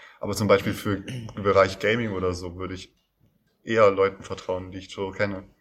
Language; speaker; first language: German; native; German